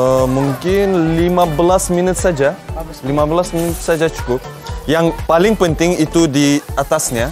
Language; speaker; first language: Indonesian; non-native, fluent; Turkish